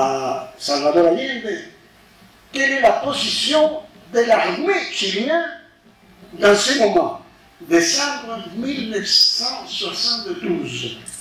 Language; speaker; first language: French; non-native, fluent; Spanish